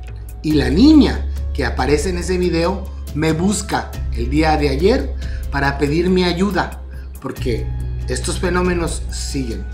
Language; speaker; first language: Spanish; native; Spanish